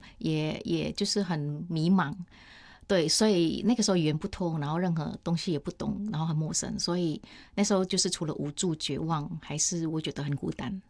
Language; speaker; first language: Chinese; non-native, fluent; Indonesian